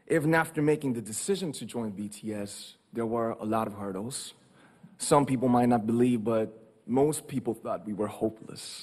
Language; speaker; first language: English; non-native, fluent; Korean